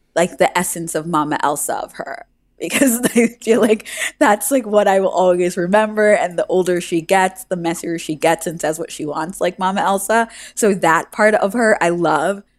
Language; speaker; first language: English; native; English